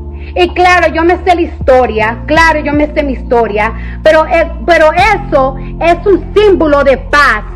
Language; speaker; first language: Spanish; early bilingual, heritage; Spanish